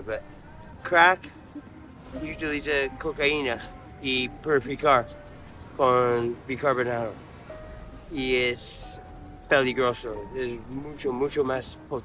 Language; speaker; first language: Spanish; non-native, learner; English